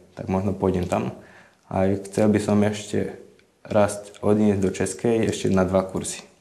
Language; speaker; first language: Slovak; native; Slovak